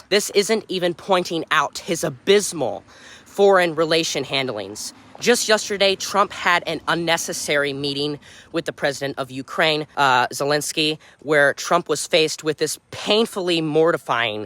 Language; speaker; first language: English; native; English